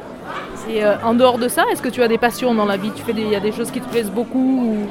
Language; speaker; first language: French; native; French